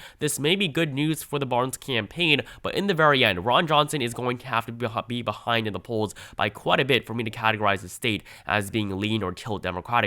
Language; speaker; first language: English; native; English